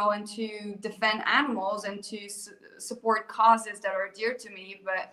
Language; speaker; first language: English; non-native, fluent; French